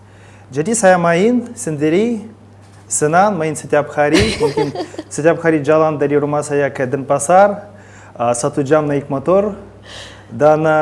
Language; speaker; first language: Indonesian; non-native, learner; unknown